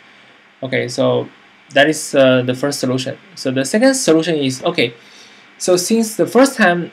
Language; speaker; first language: English; non-native, fluent; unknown